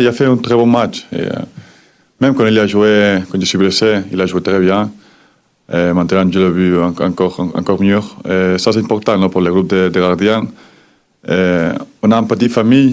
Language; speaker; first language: French; non-native, fluent; Spanish